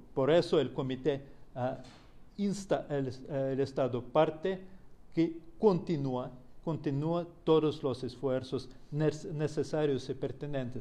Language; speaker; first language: Spanish; non-native, fluent; Russian